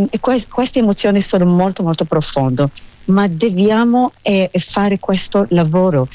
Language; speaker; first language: Italian; non-native, learner; Hebrew